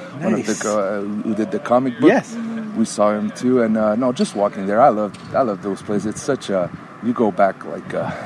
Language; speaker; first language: English; native; English